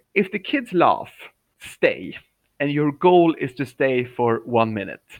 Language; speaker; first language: English; non-native, fluent; Swedish